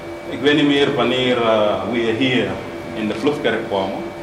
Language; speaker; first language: Dutch; non-native, fluent; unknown